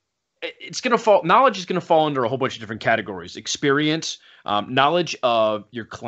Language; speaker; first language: English; native; English